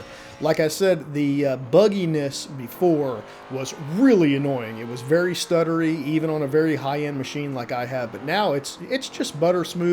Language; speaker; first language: English; native; English